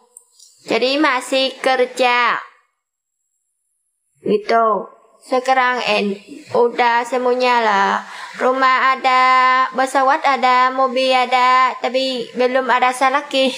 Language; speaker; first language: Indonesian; non-native, learner; Vietnamese